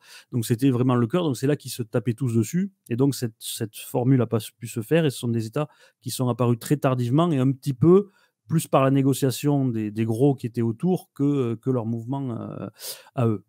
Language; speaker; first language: French; native; French